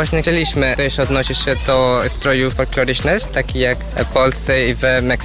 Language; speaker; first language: Polish; non-native, learner; Spanish